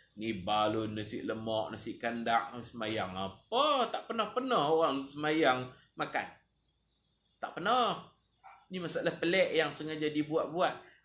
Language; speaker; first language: Malay; native; Malay